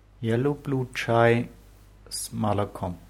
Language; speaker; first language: Russian; non-native, learner; German